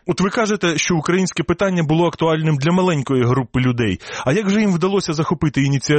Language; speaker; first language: Ukrainian; native; Ukrainian